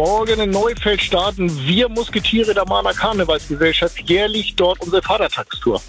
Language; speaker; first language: German; native; German